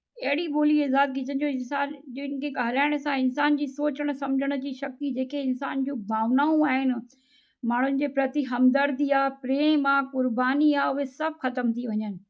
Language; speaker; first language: Sindhi; native; Sindhi